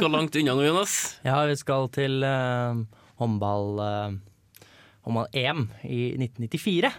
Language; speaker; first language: Norwegian; native; Norwegian